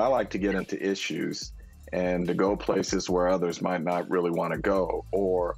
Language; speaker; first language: English; native; English